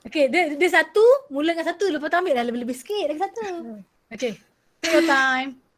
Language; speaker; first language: Malay; native; Malay